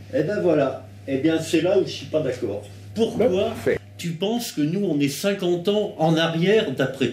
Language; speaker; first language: French; native; French